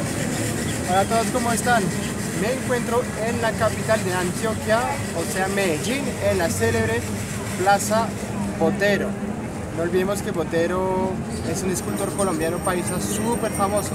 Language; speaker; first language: Spanish; non-native, fluent; French